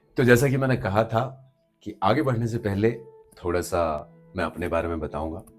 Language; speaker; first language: Hindi; native; Hindi